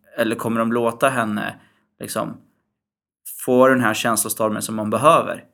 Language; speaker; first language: Swedish; early bilingual, other home language; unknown